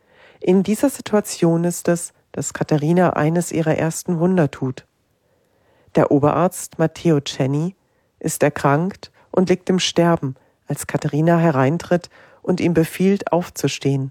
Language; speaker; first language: German; native; German